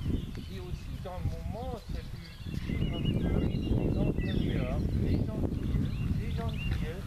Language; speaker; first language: French; non-native, learner; German